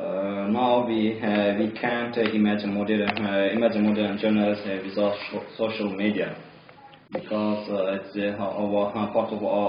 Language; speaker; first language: English; non-native, learner; Azerbaijani